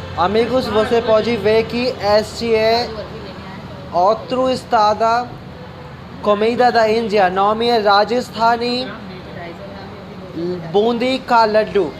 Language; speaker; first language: Portuguese; non-native, learner; Hindi